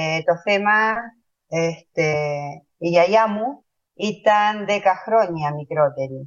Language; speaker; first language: Greek; early bilingual, heritage; Spanish